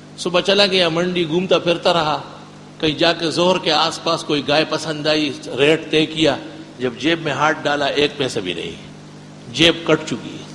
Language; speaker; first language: Urdu; non-native, local second language; Pashto